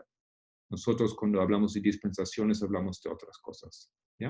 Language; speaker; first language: Spanish; non-native, fluent; Portuguese